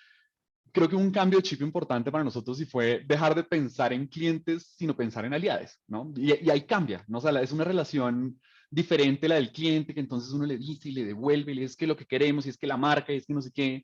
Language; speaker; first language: Spanish; native; Spanish